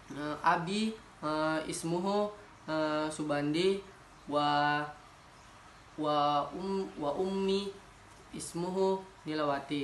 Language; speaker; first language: Arabic; non-native, learner; Indonesian